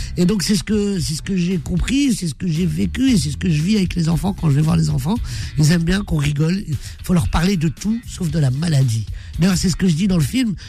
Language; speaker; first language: French; early bilingual, other home language; Arabic